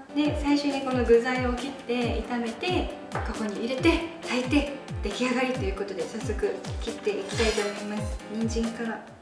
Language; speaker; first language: Japanese; native; Japanese